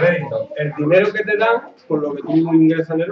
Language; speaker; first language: Spanish; native; Spanish